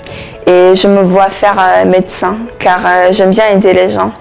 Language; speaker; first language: French; early bilingual, other home language; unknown